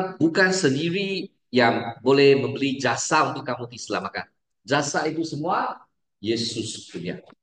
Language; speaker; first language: Malay; non-native, local second language; Chinese